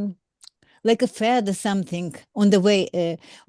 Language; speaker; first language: English; non-native, learner; Russian